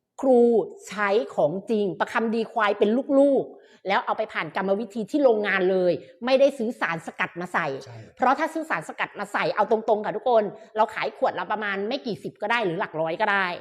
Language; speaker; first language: Thai; native; Thai